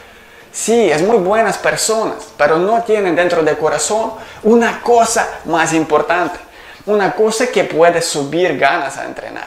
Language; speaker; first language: Spanish; non-native, learner; Ukrainian